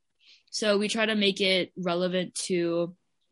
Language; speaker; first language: English; non-native, local second language; Filipino